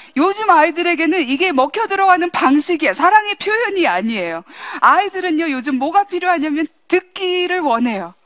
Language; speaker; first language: Korean; early bilingual, heritage; English